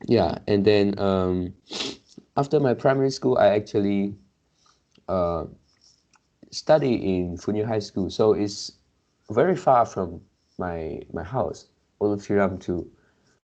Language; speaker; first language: English; non-native, local second language; Chinese